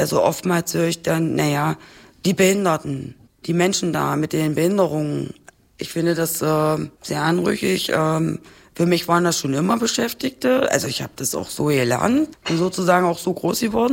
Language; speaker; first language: German; native; German